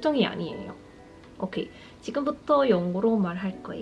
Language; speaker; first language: Korean; non-native, fluent; English